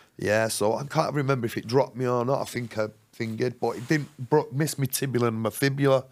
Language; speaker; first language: English; native; English